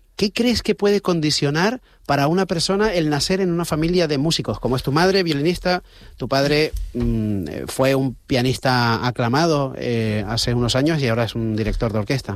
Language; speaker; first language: Spanish; native; Spanish